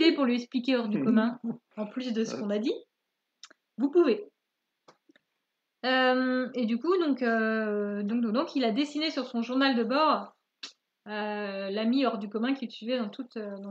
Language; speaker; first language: French; native; French